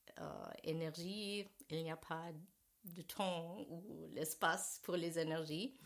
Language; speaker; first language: French; non-native, learner; German